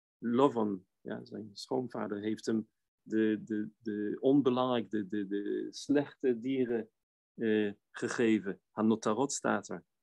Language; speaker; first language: Dutch; non-native, fluent; Hebrew